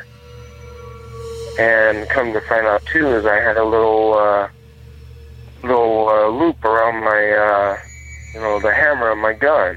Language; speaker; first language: English; native; English